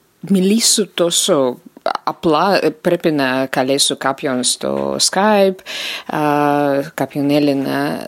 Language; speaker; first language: Greek; non-native, learner; Russian